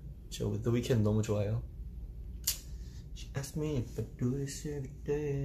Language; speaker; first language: English; early bilingual, other home language; Korean